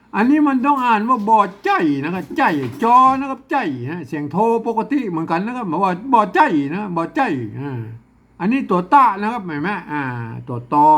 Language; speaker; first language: Thai; non-native, local second language; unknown